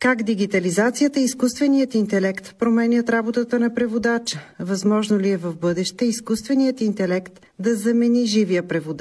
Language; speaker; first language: Bulgarian; native; Bulgarian